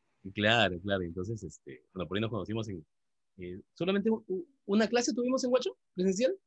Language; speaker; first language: Spanish; native; Spanish